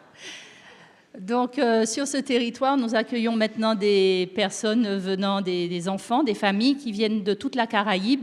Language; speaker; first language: French; native; French